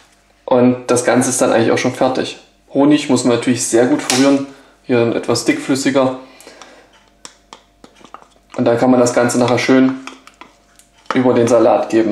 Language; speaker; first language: German; native; German